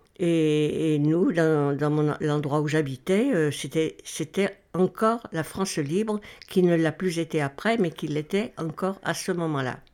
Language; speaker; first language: French; native; French